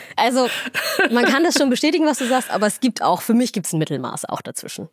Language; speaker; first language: German; early bilingual, other home language; Somali